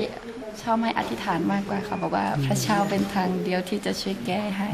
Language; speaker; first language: Thai; non-native, local second language; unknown